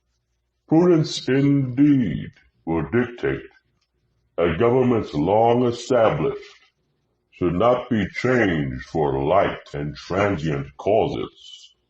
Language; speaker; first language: English; native; English